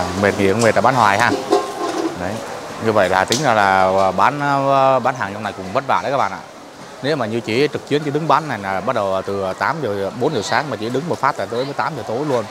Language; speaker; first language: Vietnamese; native; Vietnamese